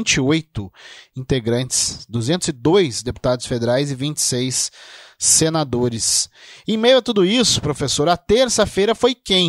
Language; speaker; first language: Portuguese; native; Portuguese